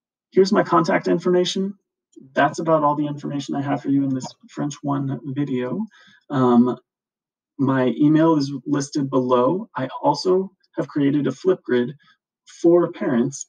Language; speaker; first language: English; native; English